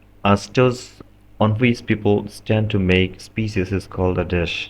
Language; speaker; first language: English; non-native, local second language; Bangla